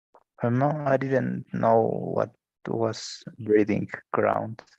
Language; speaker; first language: English; non-native, learner; Spanish